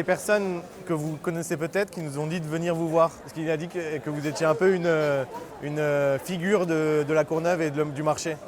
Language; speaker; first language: French; native; French